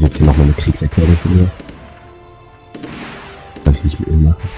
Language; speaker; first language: German; native; German